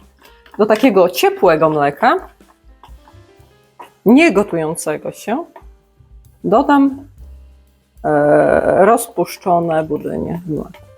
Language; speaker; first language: Polish; native; Polish